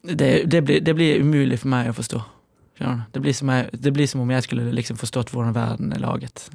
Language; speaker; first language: Norwegian; native; Norwegian